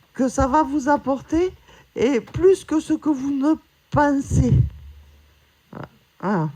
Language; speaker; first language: French; native; French